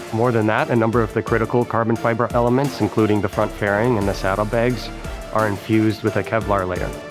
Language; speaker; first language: English; native; English